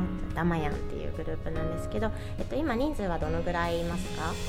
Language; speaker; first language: Japanese; native; Japanese